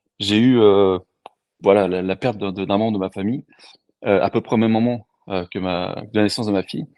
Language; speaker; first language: French; native; French